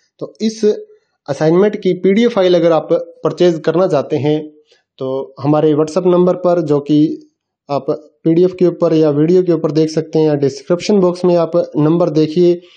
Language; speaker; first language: Hindi; native; Hindi